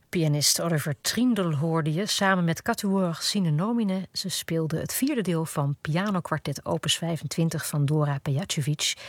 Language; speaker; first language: Dutch; native; Dutch